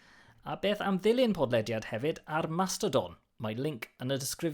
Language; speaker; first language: Welsh; non-native, local second language; English